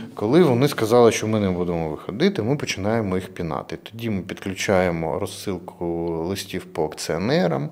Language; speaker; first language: Ukrainian; non-native, local second language; Russian